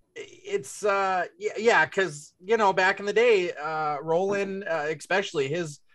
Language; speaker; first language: English; native; English